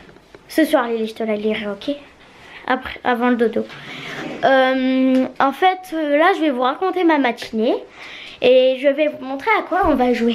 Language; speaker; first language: French; native; French